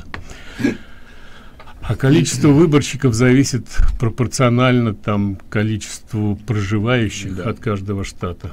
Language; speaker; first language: Russian; native; Russian